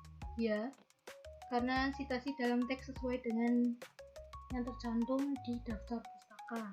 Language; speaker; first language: Indonesian; native; Indonesian